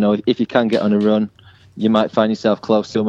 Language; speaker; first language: English; native; English